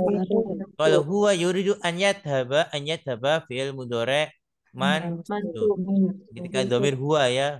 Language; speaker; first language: Arabic; non-native, fluent; Indonesian